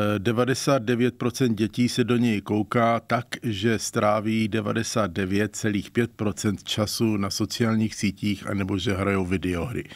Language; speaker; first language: Czech; native; Czech